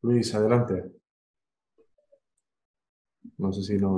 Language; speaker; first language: Spanish; native; Spanish